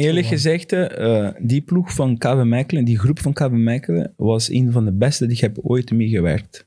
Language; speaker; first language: Dutch; non-native, fluent; Portuguese